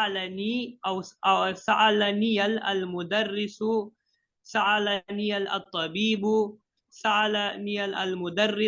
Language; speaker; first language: Arabic; non-native, fluent; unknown